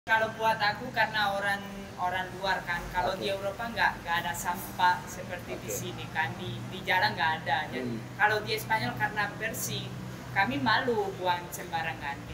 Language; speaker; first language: Indonesian; non-native, fluent; Spanish